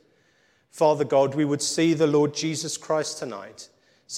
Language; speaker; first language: English; native; English